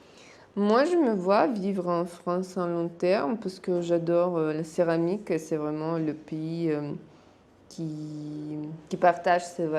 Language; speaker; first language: French; non-native, fluent; Russian